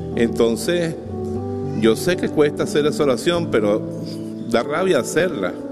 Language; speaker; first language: Spanish; native; Spanish